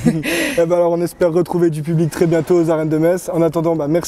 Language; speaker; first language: French; native; French